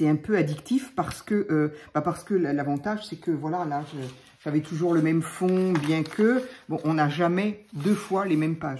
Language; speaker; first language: French; native; French